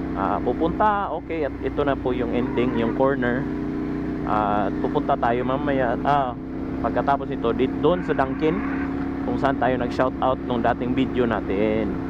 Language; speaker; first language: Filipino; non-native, local second language; Cebuano